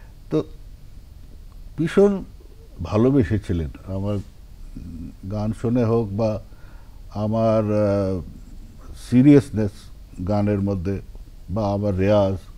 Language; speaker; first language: Bangla; non-native, local second language; Punjabi